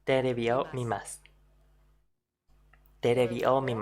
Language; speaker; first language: Japanese; non-native, learner; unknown